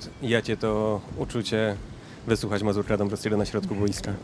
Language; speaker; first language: Polish; native; Polish